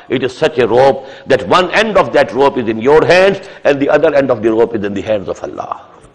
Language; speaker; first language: English; non-native, local second language; Urdu